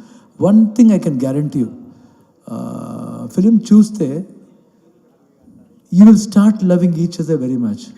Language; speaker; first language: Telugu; non-native, learner; Kannada